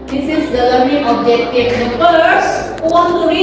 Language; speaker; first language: English; non-native, learner; Indonesian